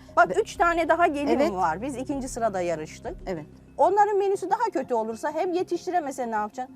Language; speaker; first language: Turkish; native; Turkish